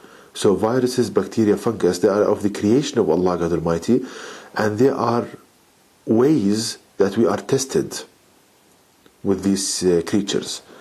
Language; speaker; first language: English; non-native, fluent; Arabic